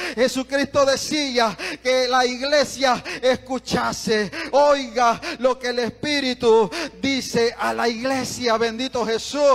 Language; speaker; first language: Spanish; native; Spanish